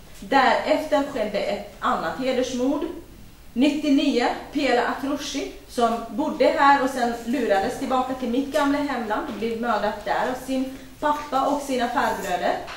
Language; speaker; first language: Swedish; non-native, fluent; Kurdish